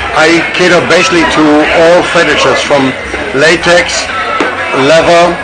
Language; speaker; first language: English; non-native, fluent; German